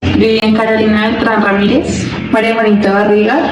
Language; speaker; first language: Spanish; native; Spanish